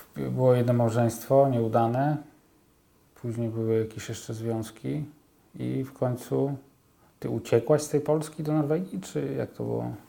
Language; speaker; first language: Polish; native; Polish